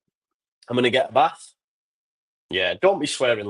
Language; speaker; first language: English; native; English